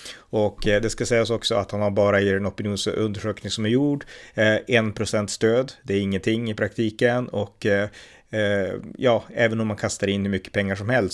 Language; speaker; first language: Swedish; native; Swedish